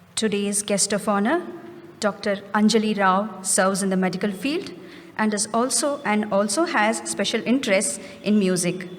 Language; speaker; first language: English; non-native, local second language; Kannada